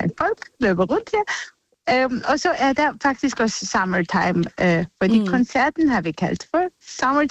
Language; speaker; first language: Danish; non-native, fluent; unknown